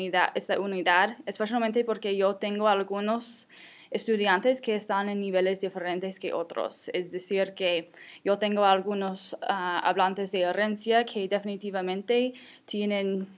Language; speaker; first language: Spanish; non-native, fluent; English